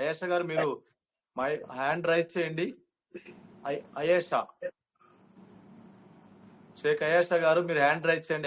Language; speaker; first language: Telugu; native; Telugu